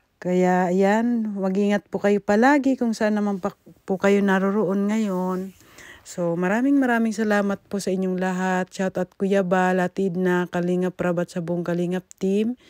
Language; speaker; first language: Filipino; non-native, local second language; Hiligaynon